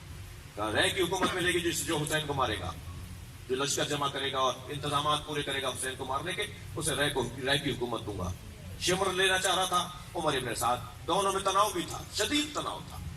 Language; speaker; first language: Urdu; native; Urdu